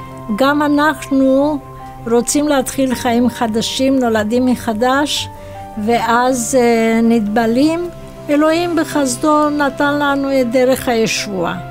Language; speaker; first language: Hebrew; non-native, fluent; Romanian